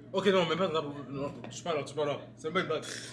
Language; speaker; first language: French; native; French